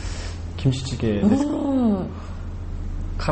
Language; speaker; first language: Japanese; non-native, learner; Korean